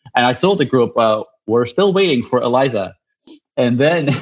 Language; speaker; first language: English; non-native, fluent; Dutch